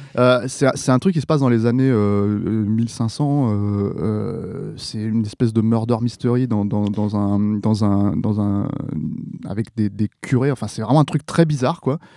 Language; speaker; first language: French; native; French